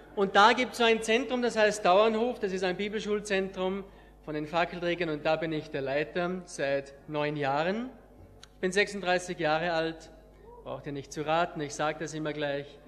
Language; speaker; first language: German; native; German